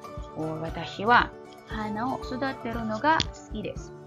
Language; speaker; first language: Japanese; non-native, fluent; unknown